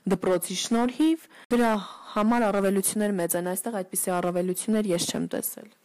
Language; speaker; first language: Armenian; early bilingual, heritage; Armenian